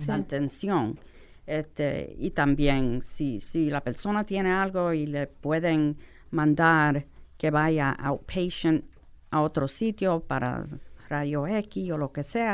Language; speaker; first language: Spanish; non-native, fluent; English